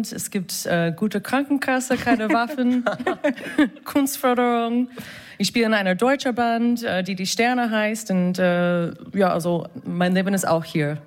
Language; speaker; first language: German; non-native, fluent; English